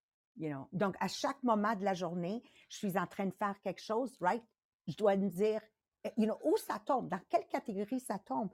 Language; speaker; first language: French; native; French